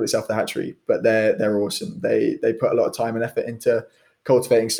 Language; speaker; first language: English; native; English